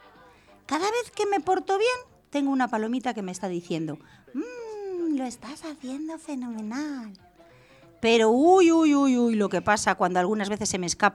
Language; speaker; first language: Spanish; native; Spanish